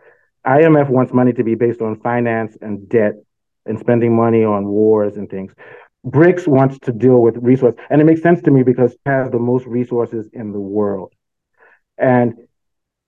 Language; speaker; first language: English; non-native, local second language; Yoruba